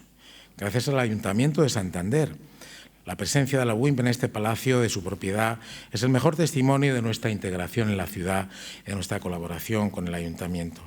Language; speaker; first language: Spanish; native; Spanish